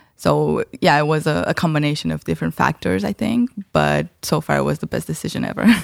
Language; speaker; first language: English; non-native, fluent; Romanian